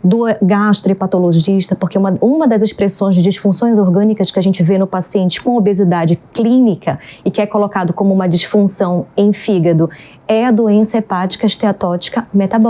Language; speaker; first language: Portuguese; native; Portuguese